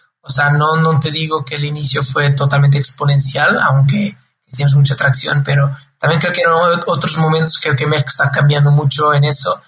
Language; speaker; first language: Spanish; non-native, fluent; Portuguese